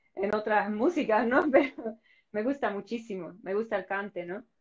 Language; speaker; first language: Spanish; non-native, fluent; English